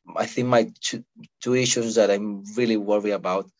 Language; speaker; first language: English; non-native, fluent; Spanish